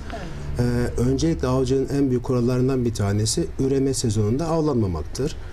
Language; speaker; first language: Turkish; native; Turkish